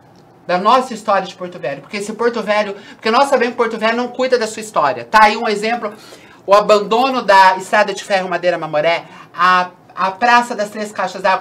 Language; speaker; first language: Portuguese; native; Portuguese